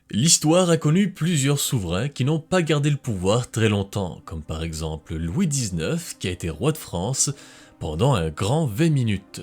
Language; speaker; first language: French; native; French